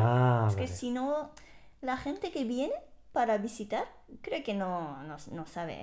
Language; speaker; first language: Spanish; non-native, fluent; Japanese